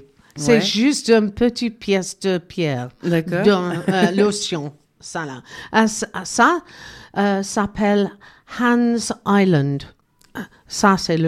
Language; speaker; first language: French; non-native, learner; English